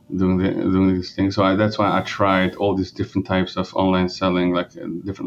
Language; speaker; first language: English; early bilingual, other home language; Yiddish